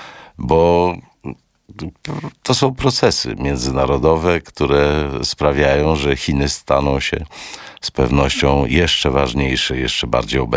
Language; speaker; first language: Polish; native; Polish